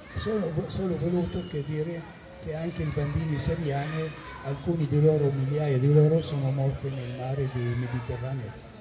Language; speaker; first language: Italian; non-native, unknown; Arabic